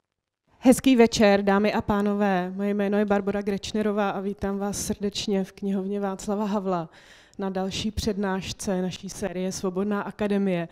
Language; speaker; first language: Czech; native; Czech